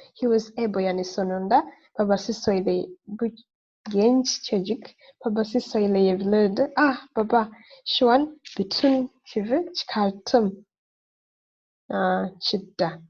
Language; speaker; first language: Turkish; non-native, fluent; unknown